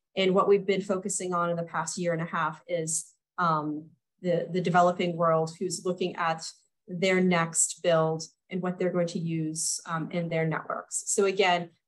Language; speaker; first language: English; native; English